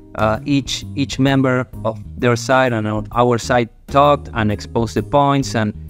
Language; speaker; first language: English; non-native, fluent; Spanish